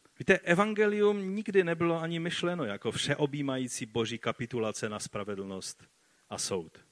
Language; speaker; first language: Czech; non-native, fluent; Polish